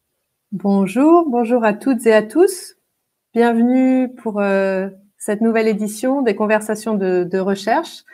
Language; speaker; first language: French; native; French